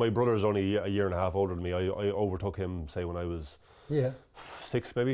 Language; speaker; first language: English; native; English